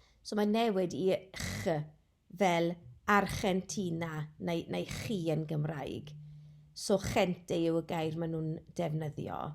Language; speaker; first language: Welsh; non-native, local second language; English